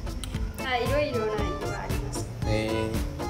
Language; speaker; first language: Japanese; non-native, learner; Burmese